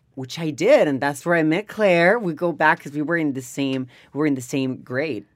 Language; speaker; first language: English; non-native, fluent; Spanish